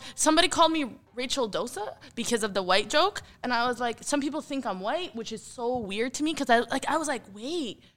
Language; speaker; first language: English; early bilingual, heritage; Arabic